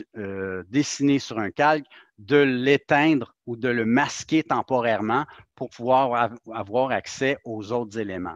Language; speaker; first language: French; native; French